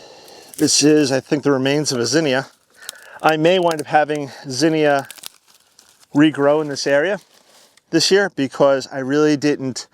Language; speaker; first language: English; native; English